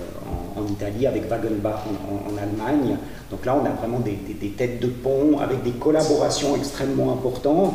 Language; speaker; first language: French; native; French